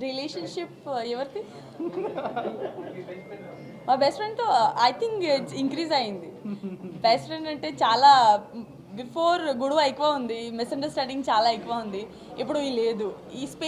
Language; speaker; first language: Telugu; non-native, local second language; Gujarati